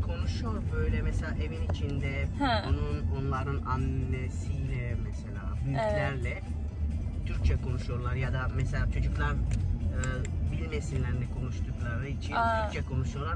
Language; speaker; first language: Turkish; early bilingual, heritage; Turkish